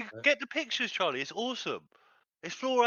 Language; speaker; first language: English; native; English